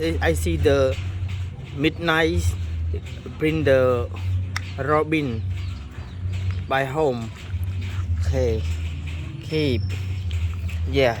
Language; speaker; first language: English; non-native, learner; Indonesian